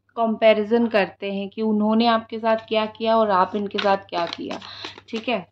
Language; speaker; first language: Hindi; non-native, local second language; Odia